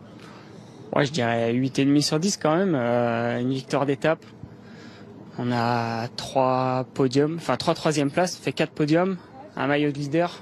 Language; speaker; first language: French; native; French